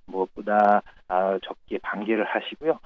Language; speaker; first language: Korean; native; Korean